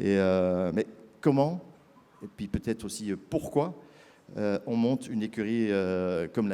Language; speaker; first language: French; native; French